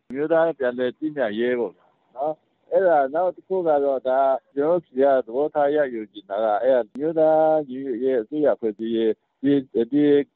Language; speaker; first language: Burmese; non-native, local second language; Kachin